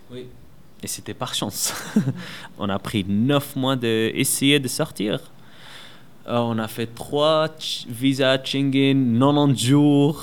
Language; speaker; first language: French; non-native, learner; Arabic